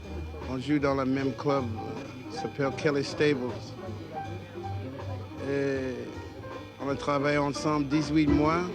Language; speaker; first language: French; non-native, learner; English